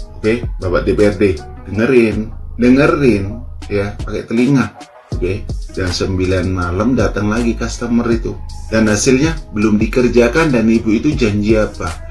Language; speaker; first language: Indonesian; non-native, local second language; Javanese